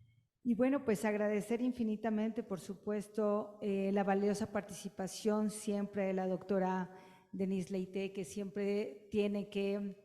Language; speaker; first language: Spanish; native; Spanish